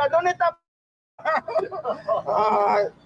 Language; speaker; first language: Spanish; non-native, learner; English